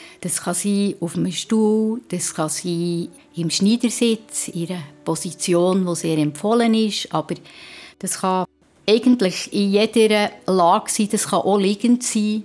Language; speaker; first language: German; native; German